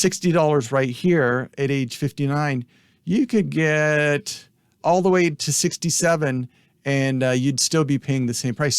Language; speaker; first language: English; native; English